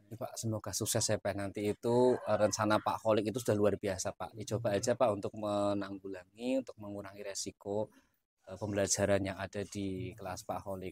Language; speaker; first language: Indonesian; native; Indonesian